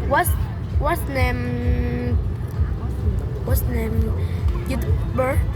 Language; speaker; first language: English; non-native, learner; Vietnamese